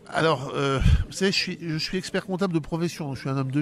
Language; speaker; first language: French; native; French